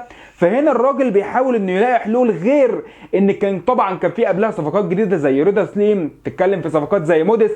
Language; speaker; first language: Arabic; native; Arabic